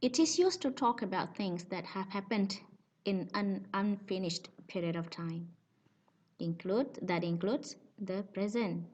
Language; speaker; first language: English; non-native, fluent; Indonesian